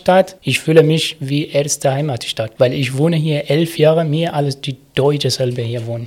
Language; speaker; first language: German; non-native, learner; Arabic